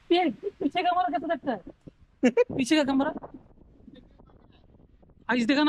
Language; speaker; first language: Hindi; non-native, learner; Bangla